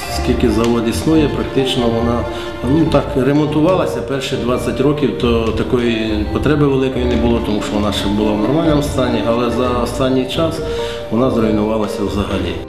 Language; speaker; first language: Ukrainian; native; Ukrainian